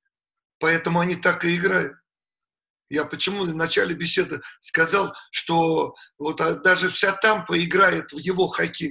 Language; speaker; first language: Russian; native; Russian